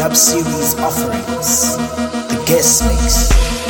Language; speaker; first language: English; non-native, local second language; Zulu